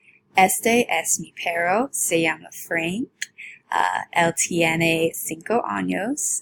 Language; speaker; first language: Spanish; non-native, learner; English